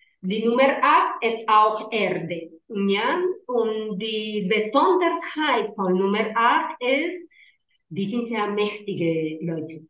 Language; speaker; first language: German; non-native, learner; Spanish